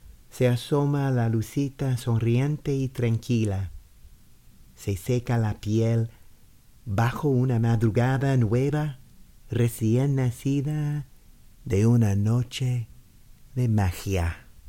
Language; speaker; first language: Spanish; non-native, fluent; English